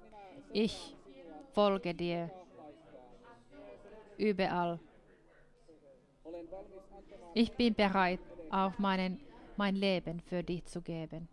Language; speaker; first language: German; non-native, fluent; Finnish